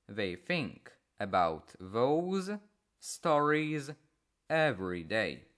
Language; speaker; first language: English; non-native, fluent; Polish